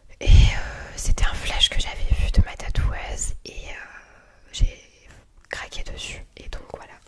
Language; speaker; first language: French; early bilingual, other home language; Polish